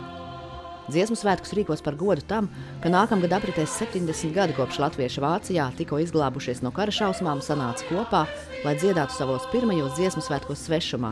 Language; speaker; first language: Latvian; native; Latvian